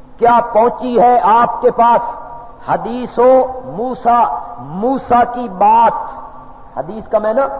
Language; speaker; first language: Urdu; non-native, local second language; Punjabi